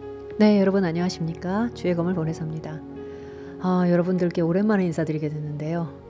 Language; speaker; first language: Korean; native; Korean